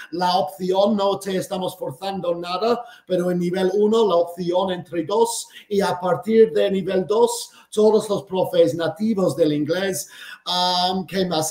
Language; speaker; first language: Spanish; non-native, fluent; English